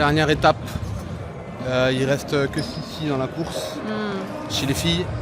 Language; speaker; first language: French; native; French